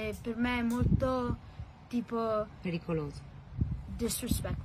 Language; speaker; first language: Italian; early bilingual, heritage; Italian